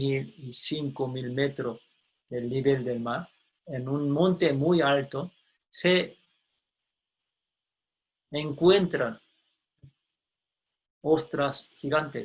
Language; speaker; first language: Spanish; non-native, fluent; Korean